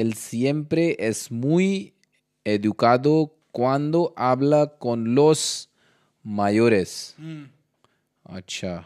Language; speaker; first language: Spanish; non-native, learner; Hindi